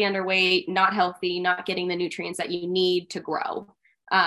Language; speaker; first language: English; native; English